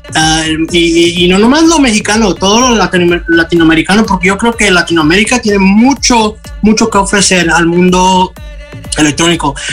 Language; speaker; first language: Spanish; early bilingual, heritage; Spanish